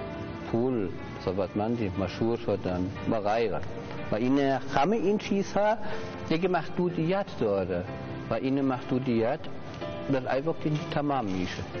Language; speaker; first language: Persian; non-native, learner; German